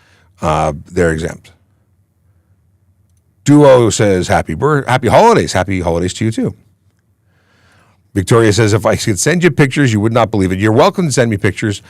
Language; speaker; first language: English; native; English